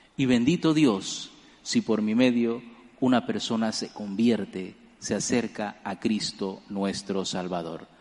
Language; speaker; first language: Spanish; native; Spanish